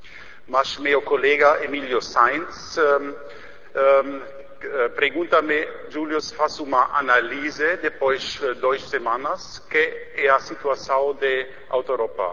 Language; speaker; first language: Portuguese; non-native, learner; German